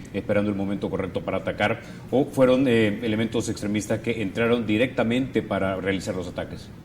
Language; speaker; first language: Spanish; native; Spanish